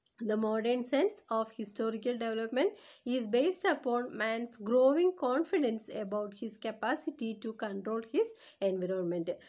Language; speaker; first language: English; non-native, local second language; Malayalam